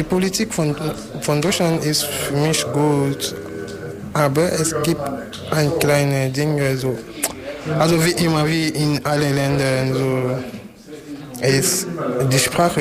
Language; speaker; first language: German; non-native, learner; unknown